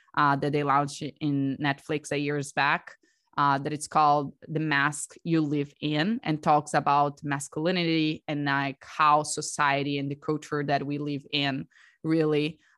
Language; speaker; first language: English; non-native, fluent; Portuguese